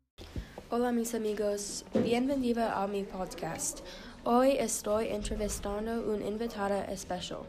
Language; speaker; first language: Spanish; non-native, learner; English